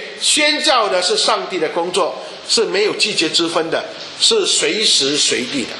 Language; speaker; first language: Chinese; native; Chinese